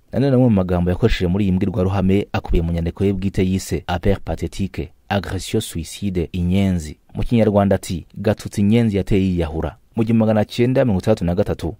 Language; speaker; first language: Kinyarwanda; native; Kinyarwanda